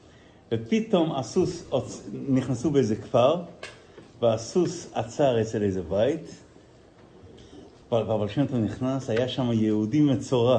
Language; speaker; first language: Hebrew; non-native, fluent; Yiddish